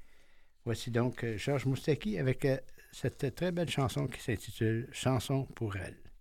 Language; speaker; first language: French; native; French